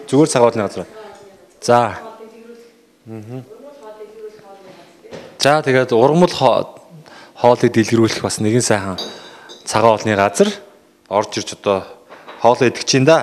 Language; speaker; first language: Mongolian; native; Mongolian